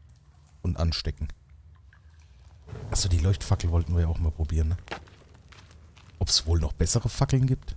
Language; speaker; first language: German; native; German